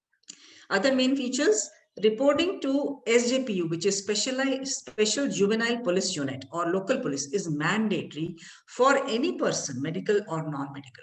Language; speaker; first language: English; non-native, local second language; Malayalam